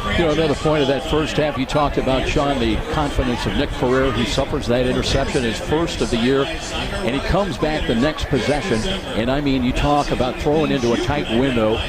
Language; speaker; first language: English; native; English